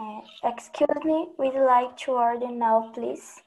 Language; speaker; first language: English; non-native, learner; Portuguese